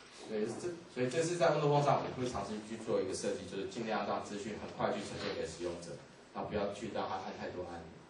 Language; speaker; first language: Chinese; native; Chinese